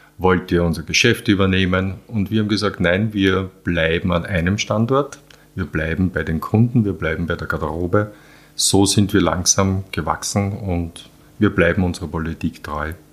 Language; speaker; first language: German; native; German